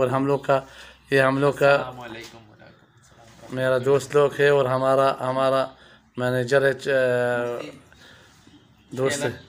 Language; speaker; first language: Hindi; non-native, learner; Arabic